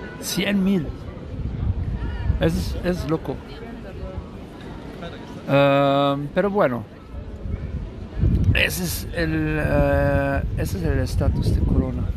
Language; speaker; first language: Spanish; non-native, learner; German